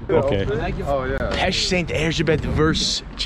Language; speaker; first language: Hungarian; non-native, learner; English